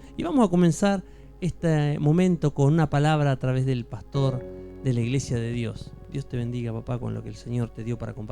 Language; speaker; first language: Spanish; native; Spanish